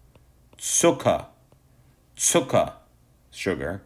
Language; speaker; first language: German; non-native, fluent; English